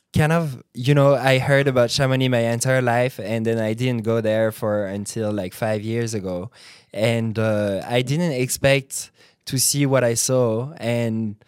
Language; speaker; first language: English; non-native, fluent; French